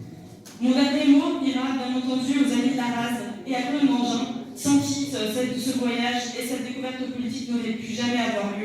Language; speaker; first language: French; native; French